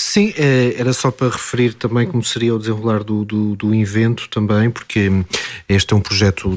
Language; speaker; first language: Portuguese; native; Portuguese